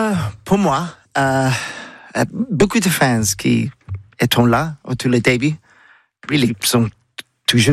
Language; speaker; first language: French; non-native, learner; English